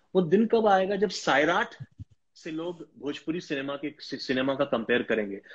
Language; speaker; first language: Hindi; native; Hindi